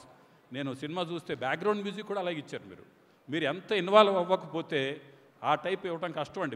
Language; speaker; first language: Telugu; native; Telugu